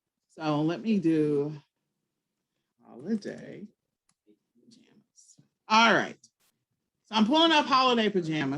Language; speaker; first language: English; native; English